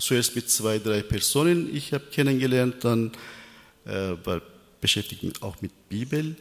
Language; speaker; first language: German; non-native, learner; Persian